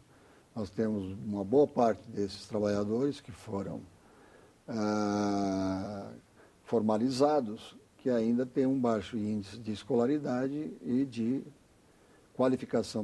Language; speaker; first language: Portuguese; native; Portuguese